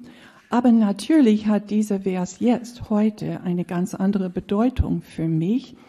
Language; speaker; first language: German; non-native, fluent; English